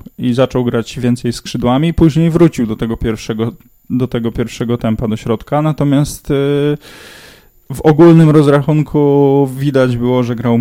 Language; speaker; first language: Polish; native; Polish